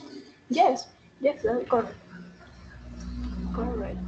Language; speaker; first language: English; non-native, learner; Spanish